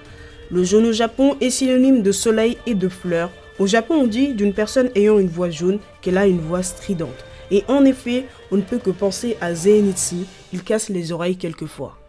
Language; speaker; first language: French; native; French